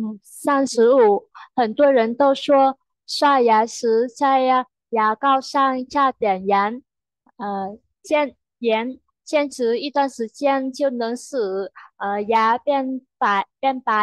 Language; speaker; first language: Chinese; non-native, fluent; Vietnamese